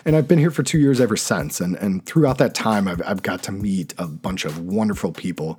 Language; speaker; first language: English; native; English